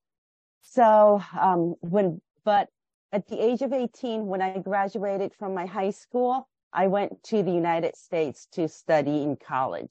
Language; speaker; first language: English; non-native, fluent; Japanese